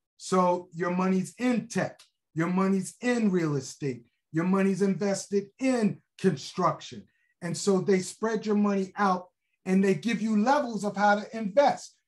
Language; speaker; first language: English; native; English